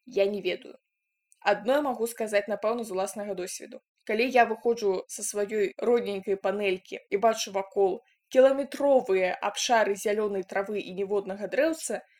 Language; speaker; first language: Belarusian; non-native, local second language; Russian